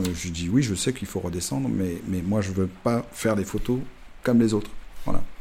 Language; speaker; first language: French; native; French